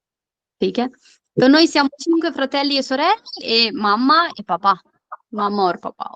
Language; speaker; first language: Italian; non-native, fluent; Urdu